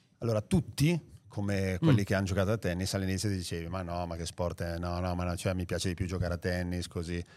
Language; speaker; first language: Italian; native; Italian